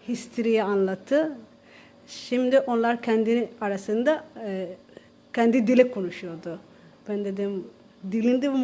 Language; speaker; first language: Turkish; non-native, learner; Somali